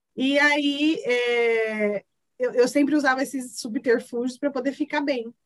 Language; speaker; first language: Portuguese; native; Portuguese